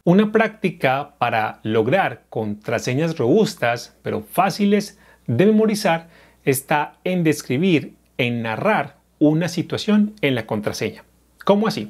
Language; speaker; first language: Spanish; native; Spanish